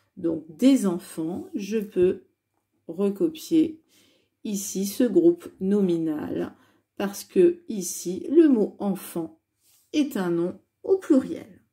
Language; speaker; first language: French; native; French